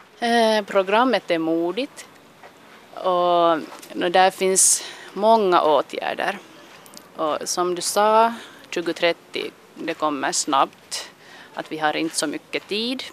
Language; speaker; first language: Swedish; non-native, local second language; Finnish